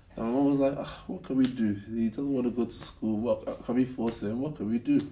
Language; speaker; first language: English; native; English